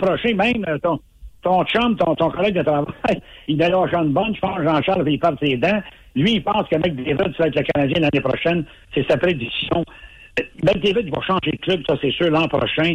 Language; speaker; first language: French; native; French